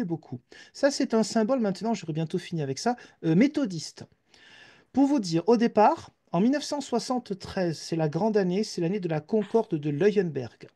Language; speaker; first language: French; native; French